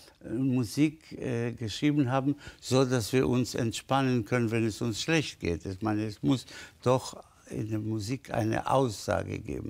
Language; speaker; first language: German; non-native, fluent; Spanish